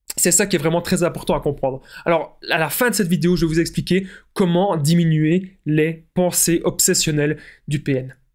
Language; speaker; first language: French; native; French